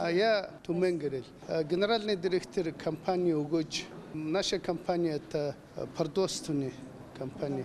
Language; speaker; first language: Russian; non-native, learner; Mongolian